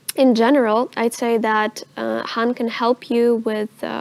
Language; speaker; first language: English; non-native, fluent; Russian